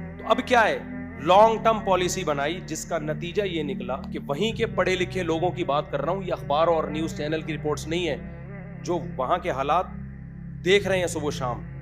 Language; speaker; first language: Urdu; native; Urdu